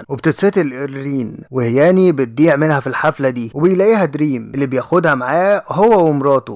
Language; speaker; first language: Arabic; native; Arabic